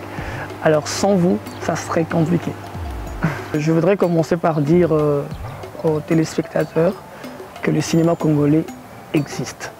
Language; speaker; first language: French; non-native, local second language; Lingala